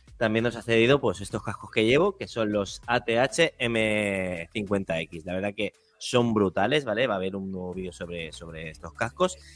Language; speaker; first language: Spanish; native; Spanish